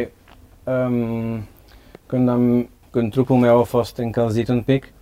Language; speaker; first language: Romanian; non-native, learner; Dutch